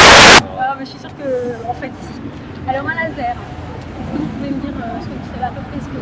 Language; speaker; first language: French; native; French